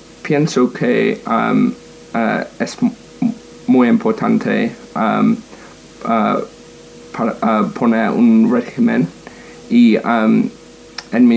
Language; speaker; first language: Spanish; non-native, learner; English